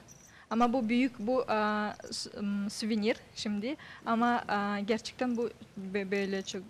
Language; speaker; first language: Turkish; non-native, learner; Yakut